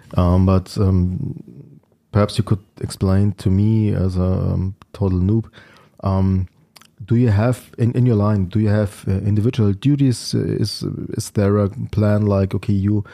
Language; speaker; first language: English; non-native, fluent; German